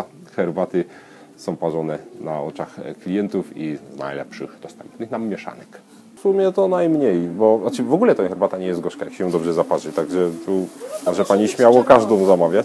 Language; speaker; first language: Polish; native; Polish